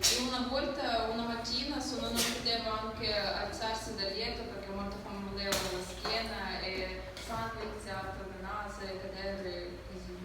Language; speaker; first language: Italian; non-native, learner; Ukrainian